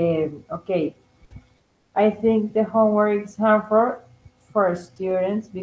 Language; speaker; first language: English; non-native, learner; Spanish